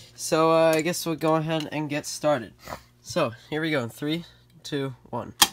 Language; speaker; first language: English; native; English